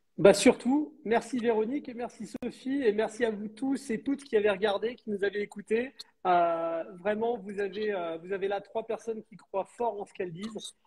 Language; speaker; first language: French; native; French